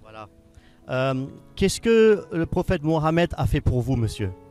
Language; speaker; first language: French; native; French